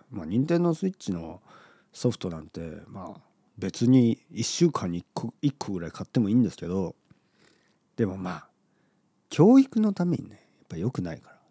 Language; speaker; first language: Japanese; native; Japanese